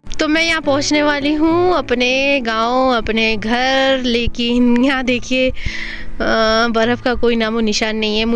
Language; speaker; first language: Hindi; non-native, local second language; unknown